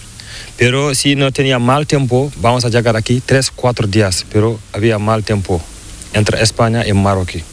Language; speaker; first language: Spanish; non-native, local second language; Fula